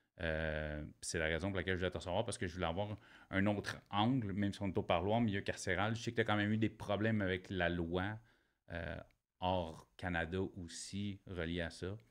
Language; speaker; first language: French; native; French